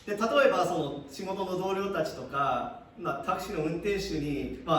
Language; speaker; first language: Japanese; early bilingual, heritage; Japanese